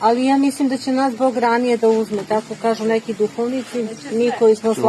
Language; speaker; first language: Bosnian; native; Bosnian